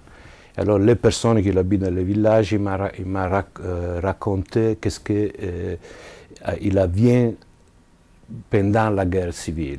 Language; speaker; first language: French; non-native, learner; Italian